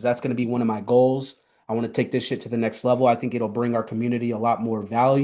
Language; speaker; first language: English; native; English